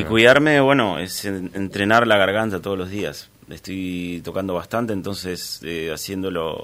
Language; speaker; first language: Spanish; native; Spanish